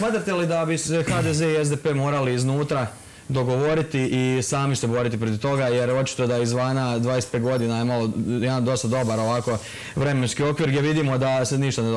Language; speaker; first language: Croatian; native; Croatian